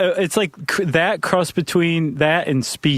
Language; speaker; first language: English; native; English